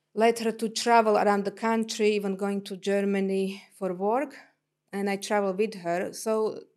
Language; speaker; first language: English; non-native, fluent; Slovak